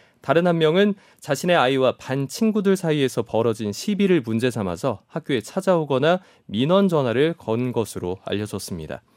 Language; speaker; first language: Korean; native; Korean